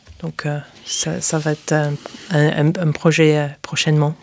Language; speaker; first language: French; non-native, fluent; English